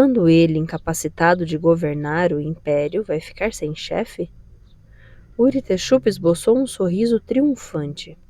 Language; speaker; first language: Portuguese; native; Portuguese